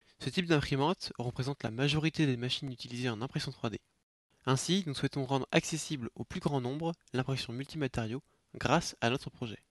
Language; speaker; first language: French; native; French